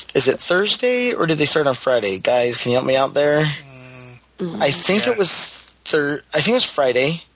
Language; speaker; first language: English; native; English